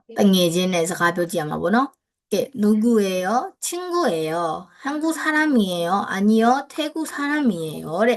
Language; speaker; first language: Korean; non-native, fluent; Burmese